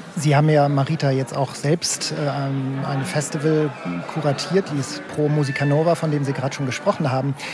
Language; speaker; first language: German; native; German